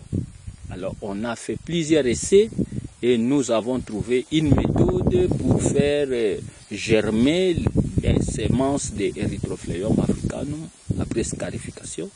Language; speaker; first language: French; non-native, local second language; Kongo